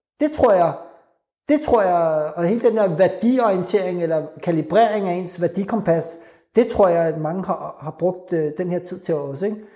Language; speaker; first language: Danish; early bilingual, other home language; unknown